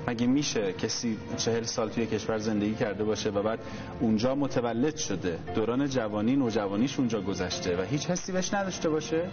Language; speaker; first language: Persian; native; Persian